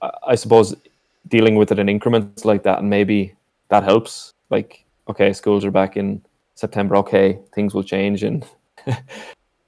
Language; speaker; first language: English; native; English